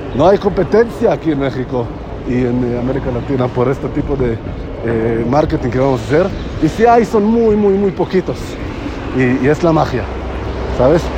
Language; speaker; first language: Spanish; non-native, fluent; Hebrew